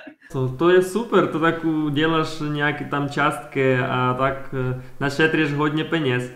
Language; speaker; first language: Czech; non-native, learner; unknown